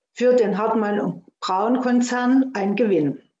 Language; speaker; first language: German; native; German